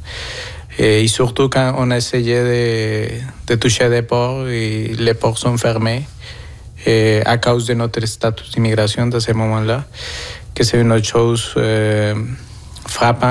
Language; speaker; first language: French; non-native, fluent; Spanish